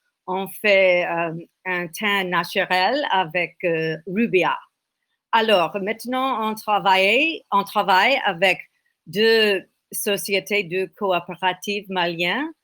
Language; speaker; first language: French; non-native, learner; English